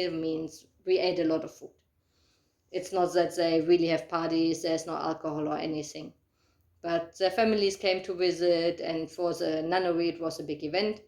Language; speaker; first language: English; non-native, fluent; German